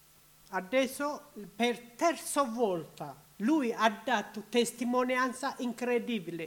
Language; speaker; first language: Italian; non-native, learner; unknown